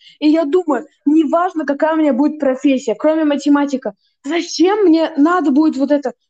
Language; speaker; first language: Russian; early bilingual, heritage; Russian